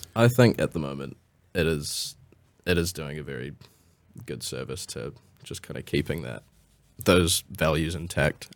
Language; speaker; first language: English; native; English